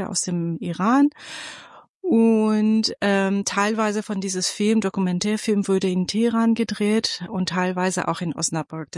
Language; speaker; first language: German; non-native, fluent; Persian